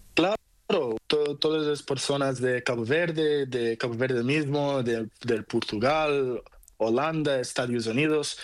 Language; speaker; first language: Spanish; non-native, learner; Portuguese